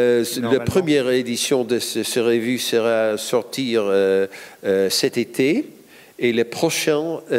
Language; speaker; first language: French; non-native, fluent; Dutch